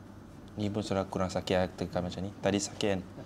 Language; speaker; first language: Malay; non-native, local second language; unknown